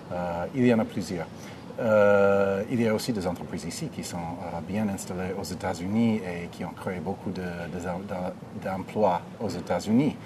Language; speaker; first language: French; non-native, fluent; English